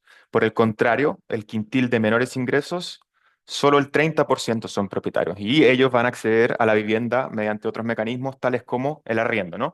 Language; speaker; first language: Spanish; native; Spanish